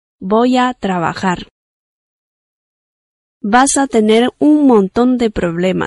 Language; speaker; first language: Spanish; non-native, fluent; Chinese